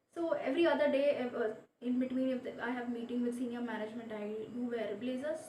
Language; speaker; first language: English; non-native, local second language; Marathi